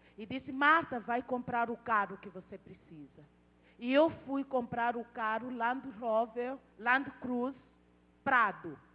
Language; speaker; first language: Portuguese; non-native, local second language; Tsonga